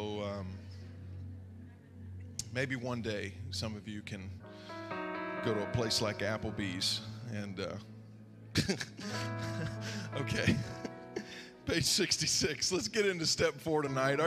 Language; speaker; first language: English; native; English